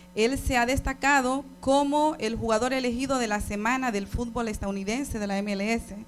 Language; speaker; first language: Spanish; native; Spanish